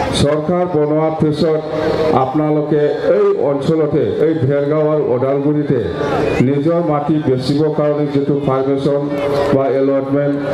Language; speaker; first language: Assamese; non-native, local second language; Bodo